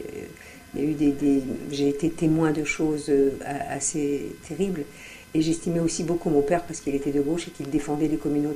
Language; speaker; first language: French; native; French